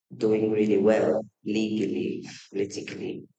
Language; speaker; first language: English; non-native, fluent; Maltese